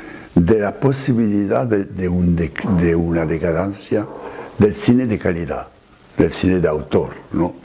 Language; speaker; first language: Spanish; non-native, fluent; French